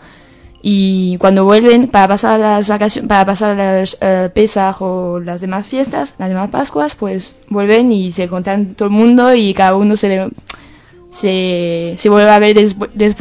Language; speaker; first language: Spanish; non-native, fluent; French